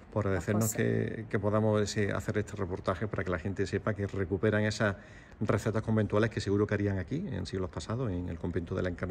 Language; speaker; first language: Spanish; native; Spanish